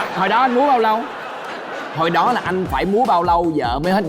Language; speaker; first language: Vietnamese; native; Vietnamese